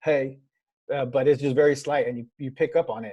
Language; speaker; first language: English; native; English